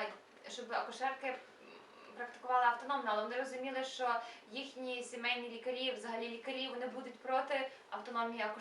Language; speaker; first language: Ukrainian; native; Ukrainian